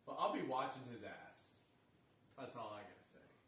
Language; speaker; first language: English; native; English